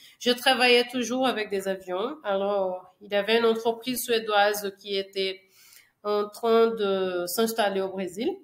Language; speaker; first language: French; non-native, fluent; Portuguese